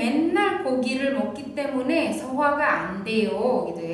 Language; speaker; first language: Korean; non-native, fluent; Indonesian